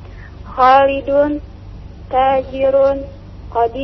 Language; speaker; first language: Arabic; non-native, learner; Indonesian